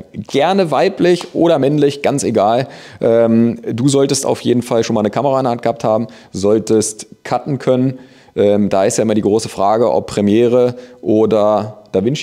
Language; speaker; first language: German; native; German